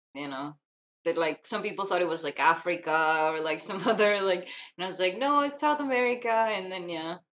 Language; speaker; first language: English; non-native, fluent; Spanish